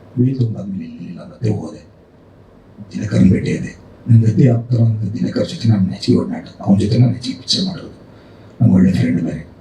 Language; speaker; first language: Kannada; native; Kannada